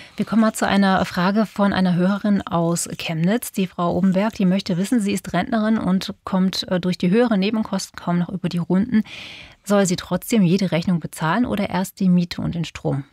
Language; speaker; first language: German; native; German